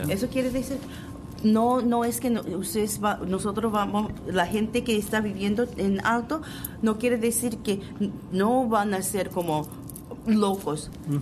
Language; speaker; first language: Spanish; non-native, fluent; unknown